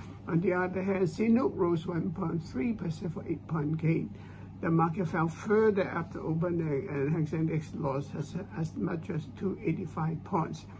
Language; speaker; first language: English; non-native, local second language; Cantonese